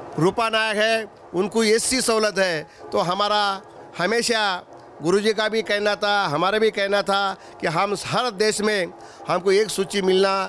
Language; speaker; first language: Hindi; non-native, local second language; Lambadi